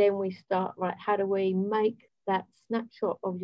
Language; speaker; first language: English; native; English